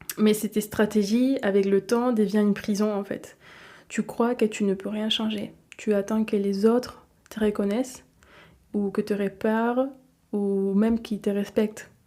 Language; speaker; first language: French; non-native, fluent; Spanish